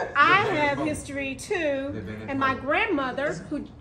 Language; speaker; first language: English; native; English